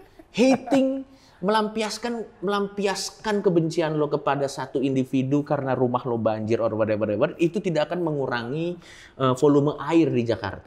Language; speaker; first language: Indonesian; native; Indonesian